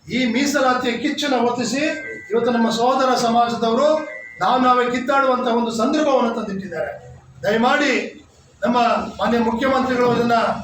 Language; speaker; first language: Kannada; non-native, local second language; Lambadi